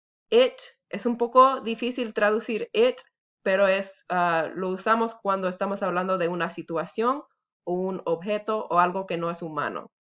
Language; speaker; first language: Spanish; non-native, fluent; English